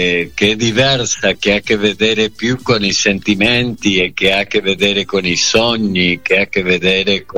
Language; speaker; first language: Italian; non-native, fluent; Spanish